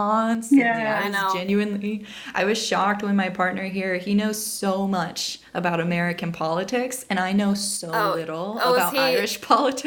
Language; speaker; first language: English; native; English